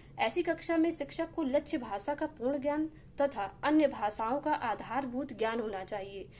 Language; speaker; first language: Hindi; native; Hindi